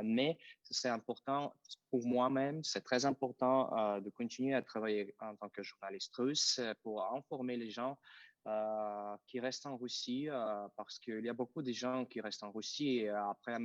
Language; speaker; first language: French; non-native, fluent; Russian